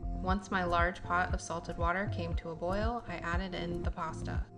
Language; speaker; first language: English; native; English